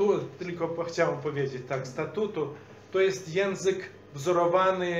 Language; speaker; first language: Polish; non-native, fluent; Belarusian